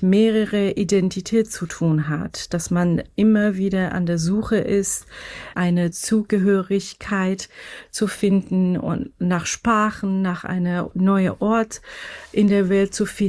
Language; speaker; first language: German; non-native, fluent; Persian